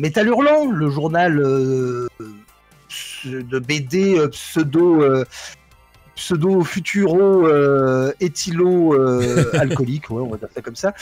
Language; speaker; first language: French; native; French